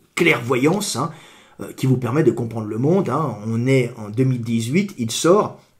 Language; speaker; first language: French; native; French